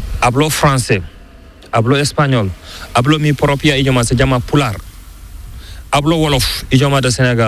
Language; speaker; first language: Spanish; non-native, learner; Fula